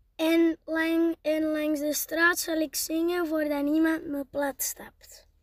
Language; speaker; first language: Dutch; early bilingual, heritage; Spanish